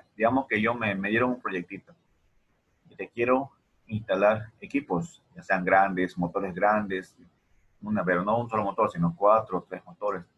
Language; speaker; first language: Spanish; native; Spanish